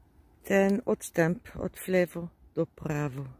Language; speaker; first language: Polish; non-native, learner; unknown